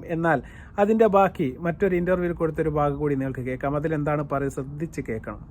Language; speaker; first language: Malayalam; native; Malayalam